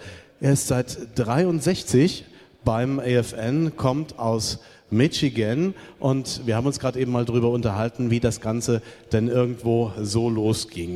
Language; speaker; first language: German; native; German